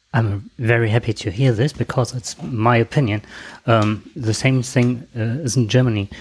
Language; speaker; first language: English; non-native, learner; German